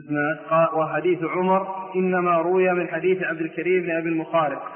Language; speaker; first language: Arabic; native; Arabic